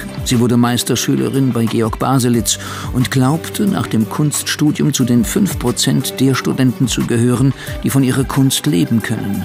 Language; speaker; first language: German; native; German